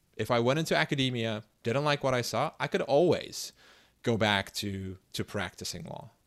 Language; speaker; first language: English; non-native, fluent; Turkish